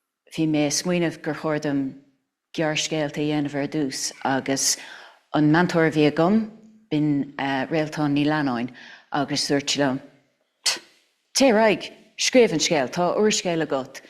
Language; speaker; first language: Irish; non-native, local second language; English